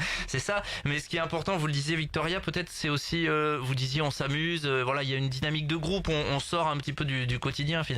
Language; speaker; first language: French; native; French